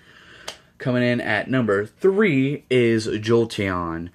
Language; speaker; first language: English; native; English